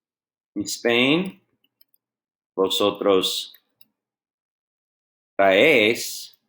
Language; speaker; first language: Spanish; non-native, fluent; English